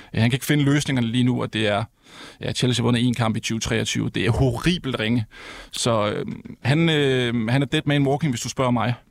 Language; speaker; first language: Danish; native; Danish